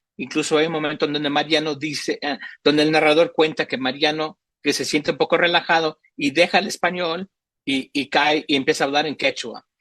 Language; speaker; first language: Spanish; early bilingual, heritage; Spanish